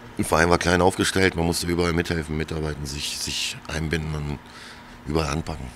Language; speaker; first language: German; early bilingual, other home language; Croatian